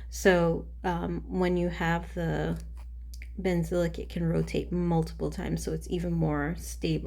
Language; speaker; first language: English; native; English